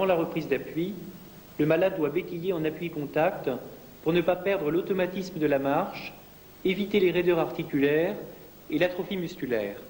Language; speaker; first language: French; native; French